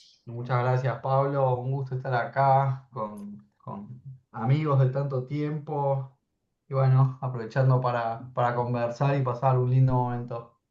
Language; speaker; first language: Spanish; native; Spanish